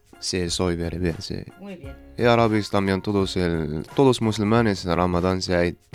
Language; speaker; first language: Spanish; non-native, learner; Berber languages